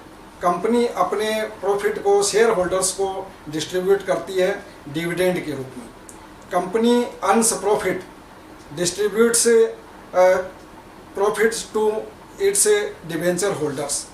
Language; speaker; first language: Hindi; native; Hindi